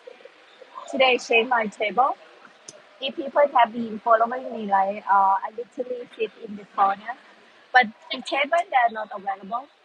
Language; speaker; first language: English; non-native, learner; Thai